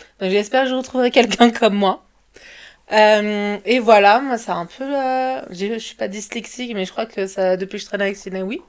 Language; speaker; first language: French; early bilingual, other home language; Portuguese